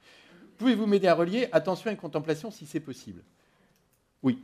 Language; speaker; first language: French; native; French